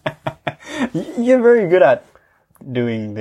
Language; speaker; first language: English; non-native, fluent; Japanese